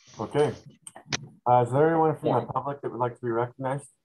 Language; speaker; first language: English; native; English